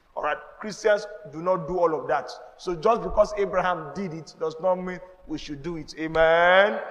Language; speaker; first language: English; non-native, local second language; Yoruba